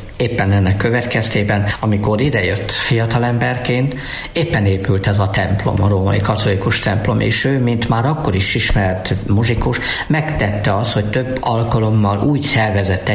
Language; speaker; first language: Hungarian; native; Hungarian